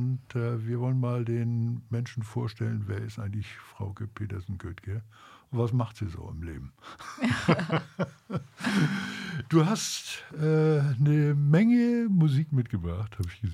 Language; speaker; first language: German; native; German